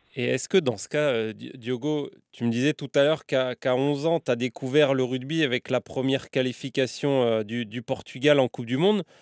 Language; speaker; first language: French; native; French